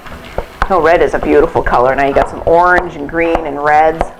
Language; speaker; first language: English; native; English